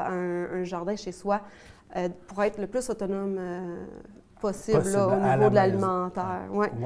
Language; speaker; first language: French; native; French